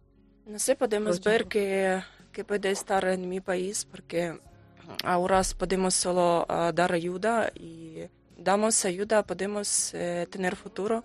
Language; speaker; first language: Spanish; non-native, learner; Ukrainian